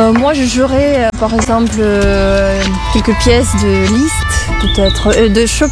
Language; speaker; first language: French; non-native, fluent; Russian